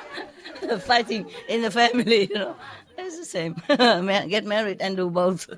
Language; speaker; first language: English; non-native, fluent; Vietnamese